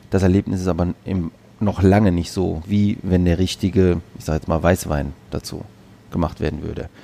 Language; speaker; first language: German; early bilingual, other home language; Greek